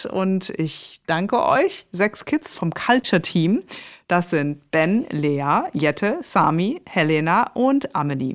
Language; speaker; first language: German; native; German